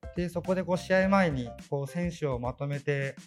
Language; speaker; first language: Japanese; native; Japanese